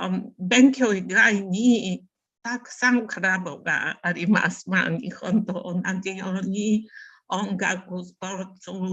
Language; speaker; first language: Japanese; non-native, learner; Bulgarian